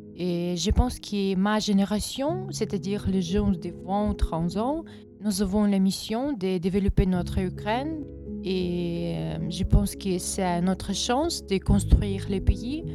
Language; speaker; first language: French; non-native, fluent; Ukrainian